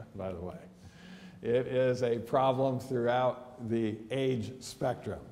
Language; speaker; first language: English; native; English